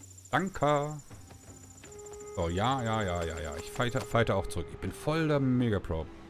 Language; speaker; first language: German; native; German